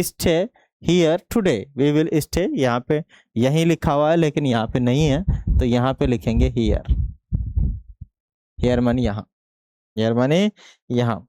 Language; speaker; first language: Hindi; native; Hindi